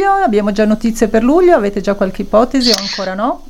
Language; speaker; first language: Italian; native; Italian